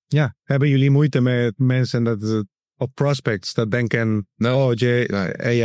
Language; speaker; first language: Dutch; non-native, learner; Spanish